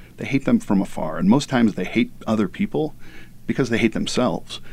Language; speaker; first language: English; native; English